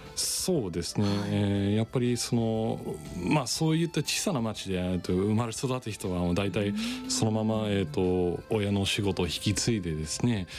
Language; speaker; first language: Japanese; non-native, fluent; English